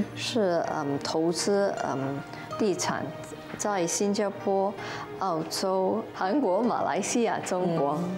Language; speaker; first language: Chinese; non-native, local second language; English